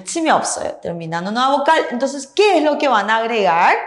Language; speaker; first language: Spanish; native; Spanish